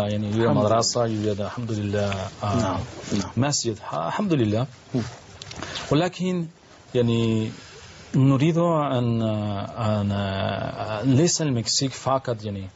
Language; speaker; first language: Arabic; non-native, learner; Spanish